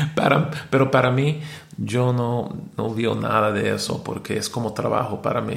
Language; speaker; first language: Spanish; non-native, learner; English